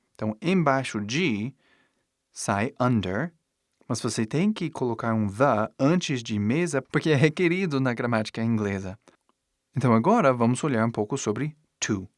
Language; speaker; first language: Portuguese; non-native, fluent; English